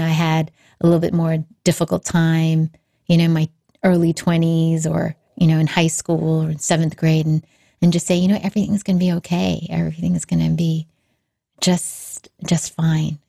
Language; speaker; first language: English; native; English